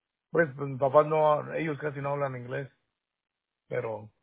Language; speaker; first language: Spanish; early bilingual, heritage; Spanish